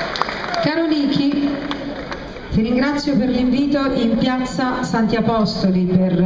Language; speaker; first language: Italian; native; Italian